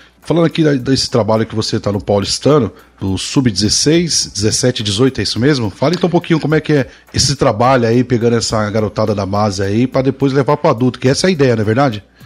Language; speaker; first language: Portuguese; native; Portuguese